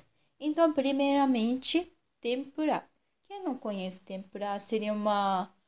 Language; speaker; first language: Portuguese; non-native, local second language; Japanese